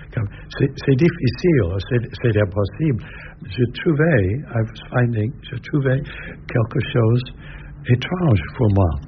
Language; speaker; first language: French; non-native, learner; English